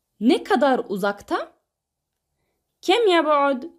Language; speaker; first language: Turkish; non-native, fluent; Arabic